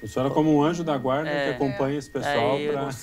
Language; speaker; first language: Portuguese; native; Portuguese